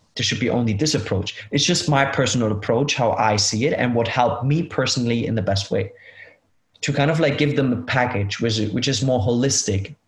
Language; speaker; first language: English; non-native, fluent; German